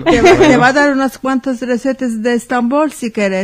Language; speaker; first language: Spanish; early bilingual, heritage; Ladino